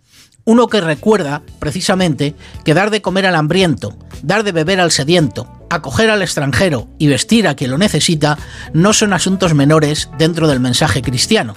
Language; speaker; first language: Spanish; native; Spanish